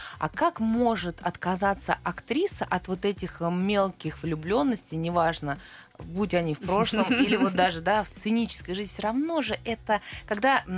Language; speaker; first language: Russian; native; Russian